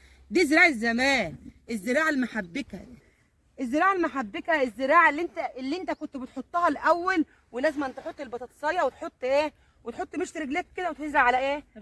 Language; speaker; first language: Arabic; native; Arabic